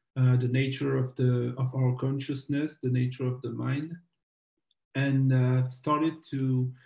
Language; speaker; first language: English; non-native, fluent; French